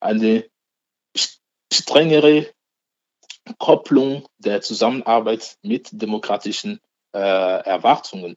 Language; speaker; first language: German; non-native, fluent; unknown